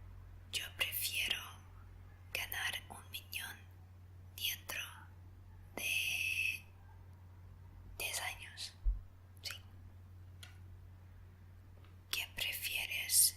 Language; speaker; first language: Spanish; non-native, fluent; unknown